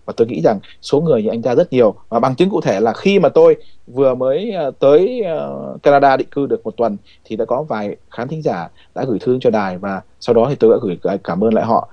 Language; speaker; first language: Vietnamese; native; Vietnamese